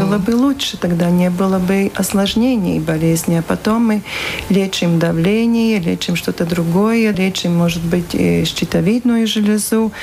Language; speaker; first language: Russian; non-native, local second language; Latvian